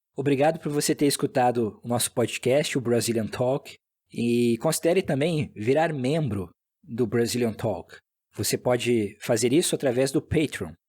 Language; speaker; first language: Portuguese; native; Portuguese